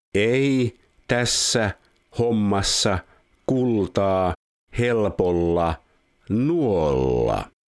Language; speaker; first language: Finnish; native; Finnish